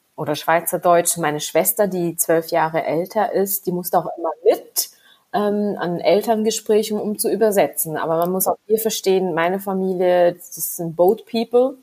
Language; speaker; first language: German; early bilingual, other home language; Vietnamese